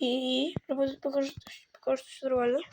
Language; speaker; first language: Russian; native; Russian